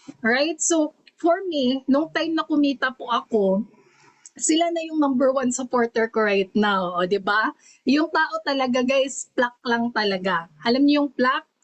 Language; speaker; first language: Filipino; non-native, local second language; Cebuano